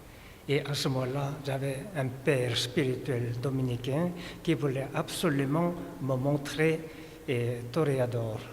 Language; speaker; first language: French; non-native, fluent; Korean